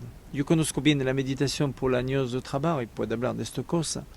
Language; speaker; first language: Spanish; non-native, learner; French